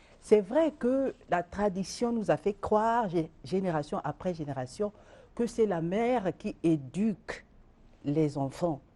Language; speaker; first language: French; non-native, local second language; Lingala